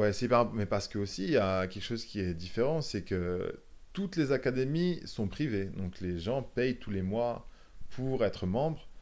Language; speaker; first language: French; native; French